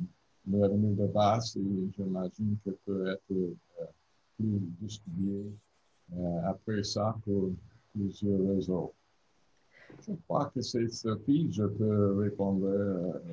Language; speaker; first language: French; non-native, learner; English